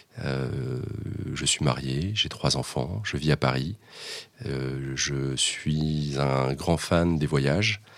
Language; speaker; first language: French; native; French